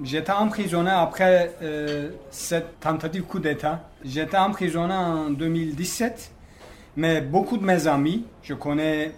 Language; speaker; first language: French; non-native, fluent; Kurdish